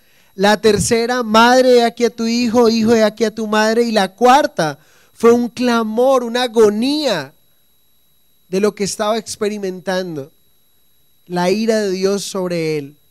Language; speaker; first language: Spanish; native; Spanish